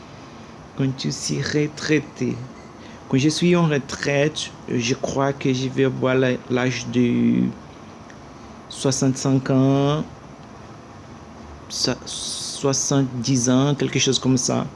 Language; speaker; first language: French; non-native, learner; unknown